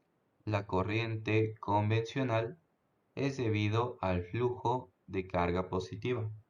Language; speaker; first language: Spanish; native; Spanish